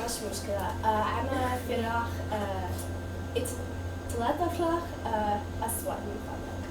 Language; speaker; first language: Arabic; non-native, learner; English